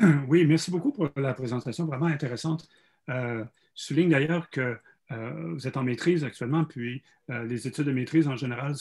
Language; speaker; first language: French; native; French